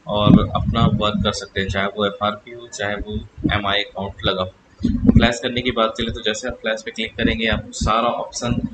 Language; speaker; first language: Hindi; native; Hindi